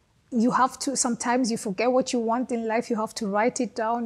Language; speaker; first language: English; non-native, local second language; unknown